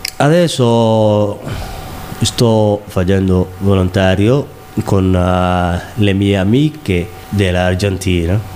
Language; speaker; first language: Italian; non-native, learner; Somali